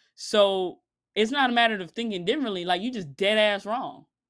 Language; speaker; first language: English; native; English